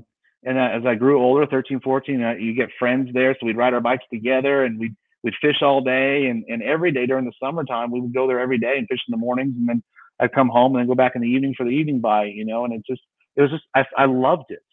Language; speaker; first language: English; native; English